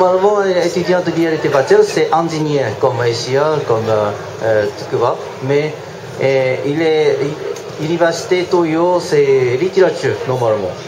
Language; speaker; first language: French; non-native, learner; Japanese